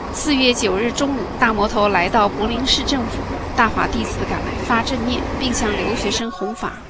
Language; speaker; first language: Chinese; native; Chinese